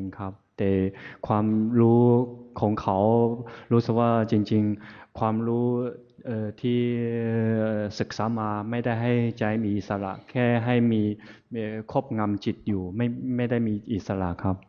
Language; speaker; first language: Thai; non-native, fluent; Chinese